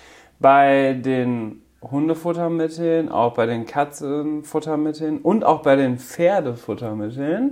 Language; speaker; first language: German; native; German